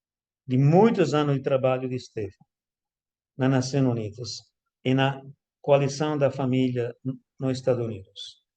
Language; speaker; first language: Portuguese; non-native, fluent; Italian